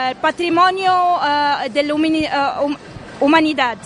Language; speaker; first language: Spanish; non-native, local second language; Arabic